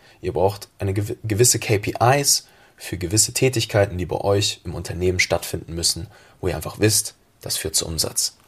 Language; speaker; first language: German; native; German